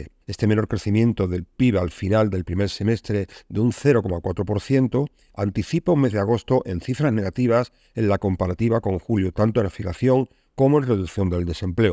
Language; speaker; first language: Spanish; native; Spanish